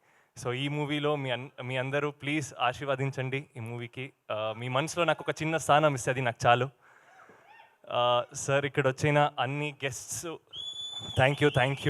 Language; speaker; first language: Telugu; non-native, learner; Kannada